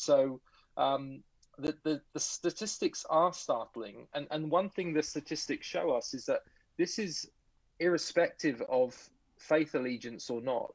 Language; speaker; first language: English; native; English